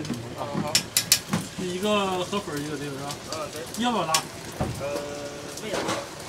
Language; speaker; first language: Chinese; native; Chinese